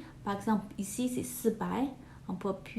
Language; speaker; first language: French; non-native, learner; Chinese